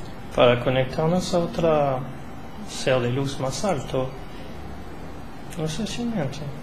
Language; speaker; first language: Spanish; non-native, learner; French